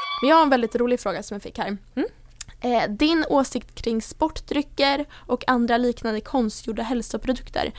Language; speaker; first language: Swedish; native; Swedish